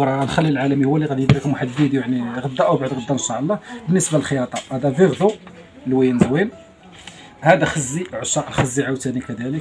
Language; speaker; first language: Arabic; native; Arabic